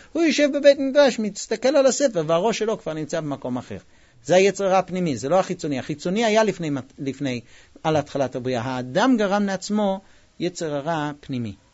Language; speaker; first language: Hebrew; non-native, fluent; English